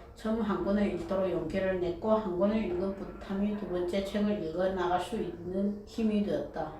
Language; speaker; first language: Korean; early bilingual, heritage; Korean